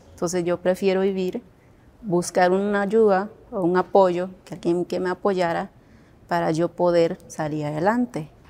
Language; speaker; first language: Spanish; non-native, local second language; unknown